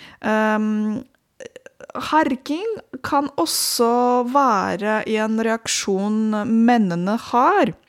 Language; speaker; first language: Norwegian; non-native, fluent; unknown